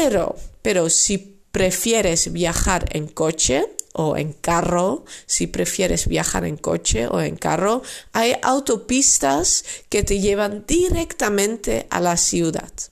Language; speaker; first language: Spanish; non-native, fluent; Dutch